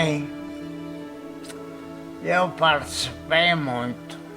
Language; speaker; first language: Portuguese; non-native, fluent; Polish